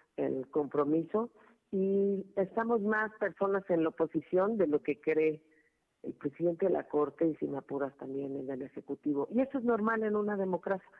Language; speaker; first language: Spanish; native; Spanish